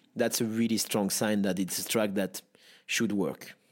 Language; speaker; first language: English; non-native, fluent; French